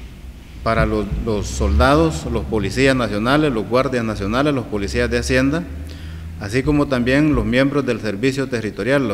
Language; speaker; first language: Spanish; native; Spanish